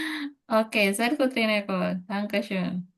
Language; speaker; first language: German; non-native, fluent; Indonesian